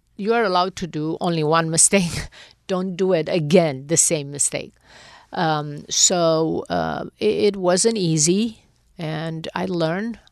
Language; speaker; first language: English; non-native, fluent; Romanian